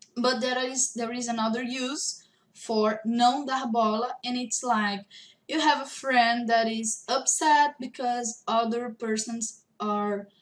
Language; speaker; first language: English; non-native, fluent; Portuguese